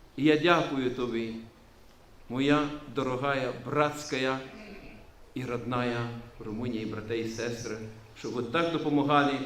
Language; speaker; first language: Ukrainian; non-native, local second language; Romanian